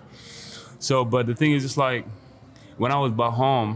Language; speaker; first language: English; non-native, fluent; Wolof